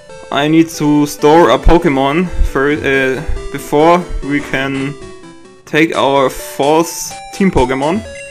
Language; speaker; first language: English; non-native, learner; German